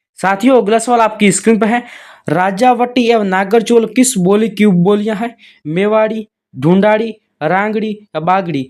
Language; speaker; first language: Hindi; native; Hindi